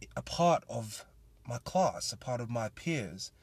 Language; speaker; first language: English; native; English